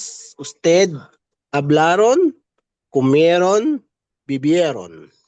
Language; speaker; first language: Spanish; non-native, learner; Filipino